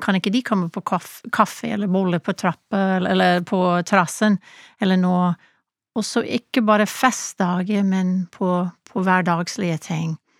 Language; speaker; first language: Norwegian; non-native, fluent; English